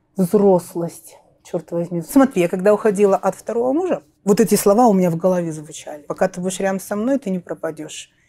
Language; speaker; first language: Russian; native; Russian